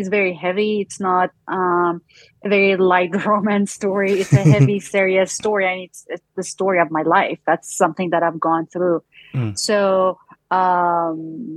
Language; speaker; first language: English; non-native, fluent; Persian